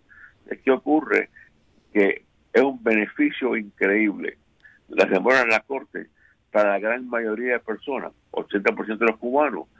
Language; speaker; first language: Spanish; native; Spanish